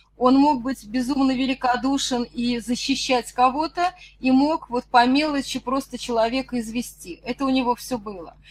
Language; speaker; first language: Russian; native; Russian